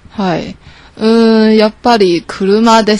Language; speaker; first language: Japanese; non-native, learner; Chinese